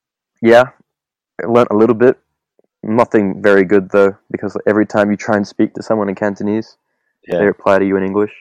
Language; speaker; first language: English; native; English